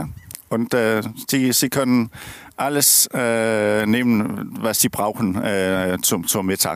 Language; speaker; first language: German; non-native, learner; Danish